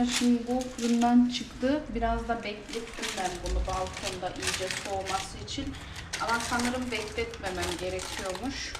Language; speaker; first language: Turkish; native; Turkish